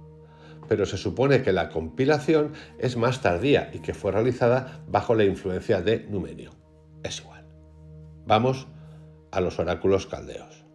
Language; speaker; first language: Spanish; native; Spanish